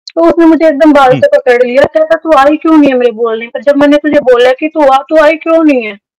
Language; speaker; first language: Hindi; native; Hindi